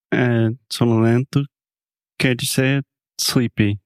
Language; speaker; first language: Portuguese; non-native, fluent; English